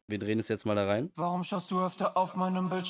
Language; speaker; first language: German; native; German